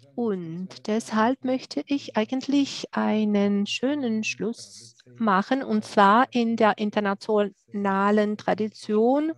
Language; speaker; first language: German; non-native, fluent; Czech